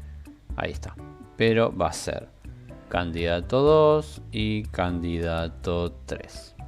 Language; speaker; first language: Spanish; native; Spanish